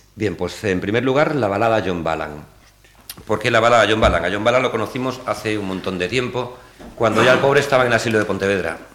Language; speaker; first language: Spanish; native; Spanish